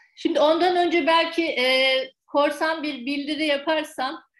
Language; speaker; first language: Turkish; native; Turkish